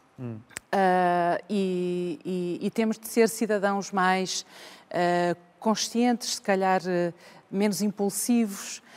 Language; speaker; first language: Portuguese; native; Portuguese